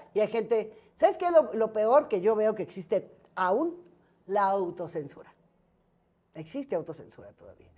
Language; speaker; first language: Spanish; native; Spanish